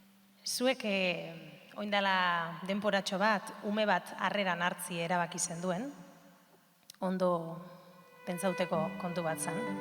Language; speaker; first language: Basque; native; Basque